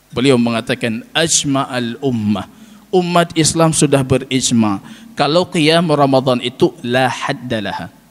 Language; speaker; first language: Malay; non-native, local second language; Achinese